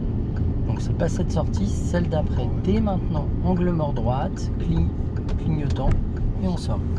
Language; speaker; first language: French; native; French